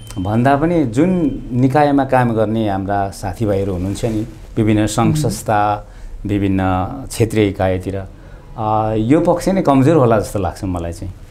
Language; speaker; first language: Nepali; non-native, local second language; Limbu